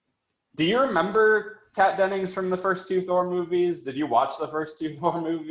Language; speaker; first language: English; native; English